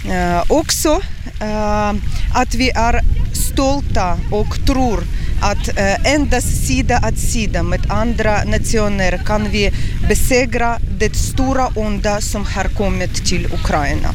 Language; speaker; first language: Swedish; non-native, learner; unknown